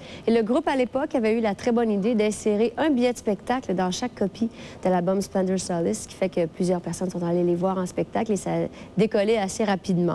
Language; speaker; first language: French; native; French